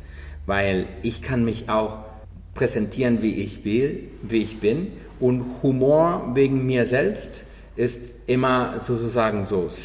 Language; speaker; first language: German; non-native, fluent; Spanish